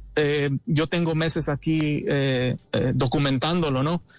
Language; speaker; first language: Spanish; early bilingual, heritage; Spanish